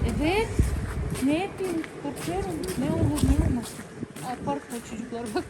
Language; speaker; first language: Turkish; non-native, learner; Russian